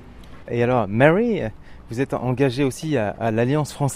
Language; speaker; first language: French; native; French